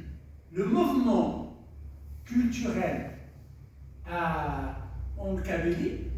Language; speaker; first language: French; non-native, local second language; Tachelhit